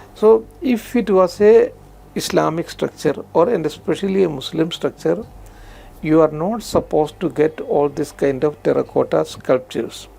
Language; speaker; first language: English; non-native, local second language; Malayalam